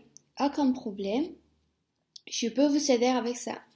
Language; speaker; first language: French; non-native, fluent; Spanish